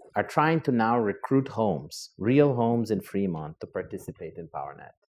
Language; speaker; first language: English; non-native, fluent; Portuguese